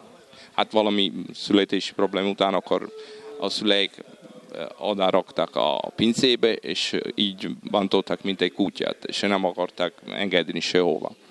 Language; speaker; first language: Hungarian; non-native, fluent; Italian